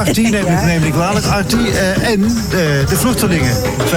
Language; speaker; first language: Dutch; native; Dutch